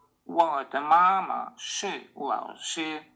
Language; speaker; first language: Chinese; non-native, learner; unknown